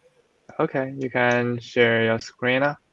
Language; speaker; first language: English; non-native, fluent; Chinese